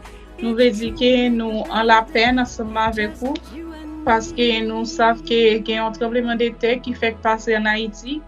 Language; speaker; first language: Haitian Creole; early bilingual, heritage; Haitian Creole